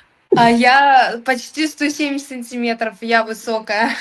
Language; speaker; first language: Russian; native; Russian